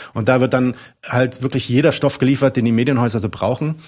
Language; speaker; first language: German; early bilingual, other home language; Arabic